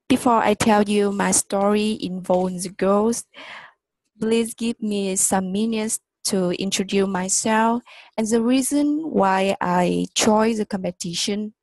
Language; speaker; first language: English; non-native, learner; Vietnamese